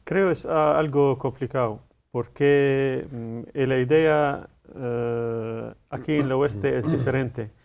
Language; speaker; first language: Spanish; non-native, learner; Arabic